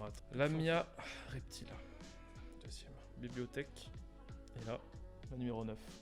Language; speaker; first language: French; native; French